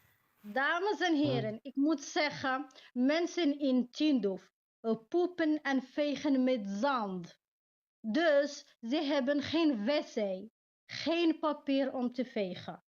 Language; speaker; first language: Dutch; non-native, learner; Arabic